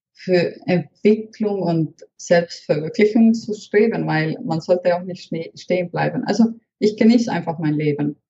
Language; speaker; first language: German; non-native, fluent; Estonian